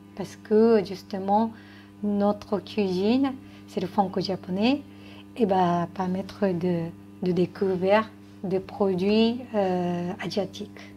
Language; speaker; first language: French; non-native, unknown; Japanese